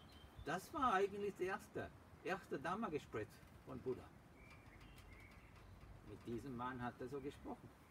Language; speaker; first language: German; non-native, fluent; Sinhala